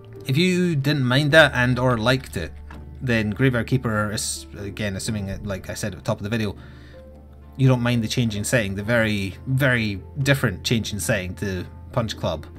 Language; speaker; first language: English; native; English